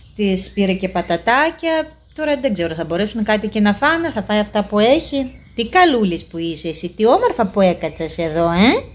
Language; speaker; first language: Greek; non-native, fluent; Russian